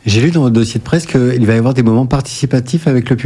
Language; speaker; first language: French; native; French